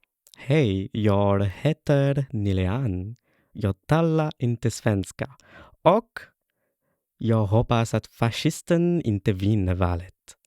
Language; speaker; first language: Swedish; non-native, learner; French